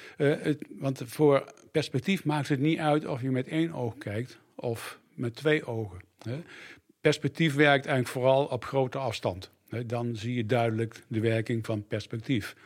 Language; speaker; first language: Dutch; native; Dutch